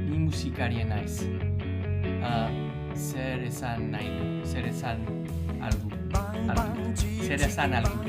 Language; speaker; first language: Basque; non-native, learner; English